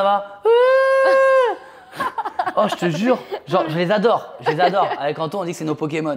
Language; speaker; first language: French; native; French